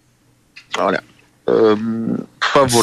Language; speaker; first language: Portuguese; non-native, fluent; Haitian Creole